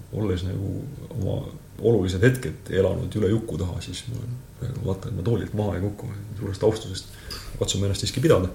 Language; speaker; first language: Estonian; native; Estonian